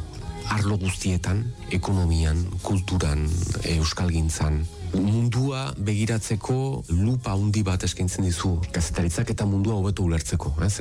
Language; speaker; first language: Basque; native; Basque